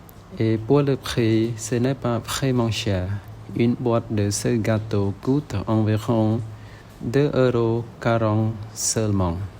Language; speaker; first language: French; non-native, fluent; Khmer